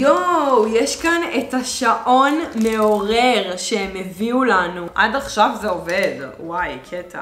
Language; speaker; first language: Hebrew; native; Hebrew